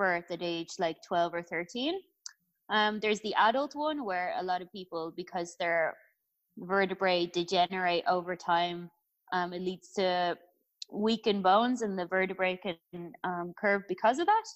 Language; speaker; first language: English; native; English